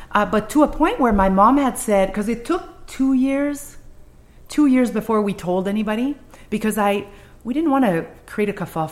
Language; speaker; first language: English; non-native, fluent; French